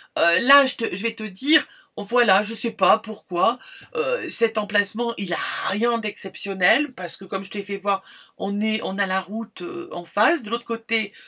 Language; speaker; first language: French; native; French